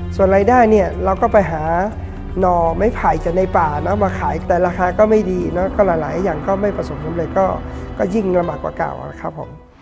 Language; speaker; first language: Thai; non-native, local second language; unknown